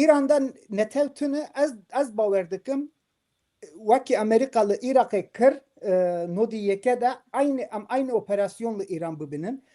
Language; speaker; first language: Kurdish; non-native, local second language; Turkish